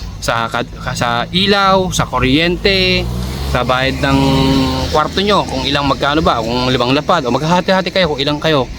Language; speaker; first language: Filipino; native; Filipino